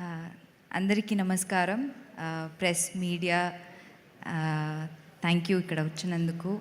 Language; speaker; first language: Telugu; non-native, local second language; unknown